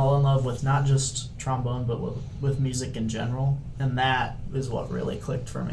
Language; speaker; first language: English; native; English